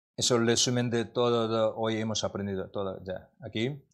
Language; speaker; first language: Spanish; non-native, learner; Korean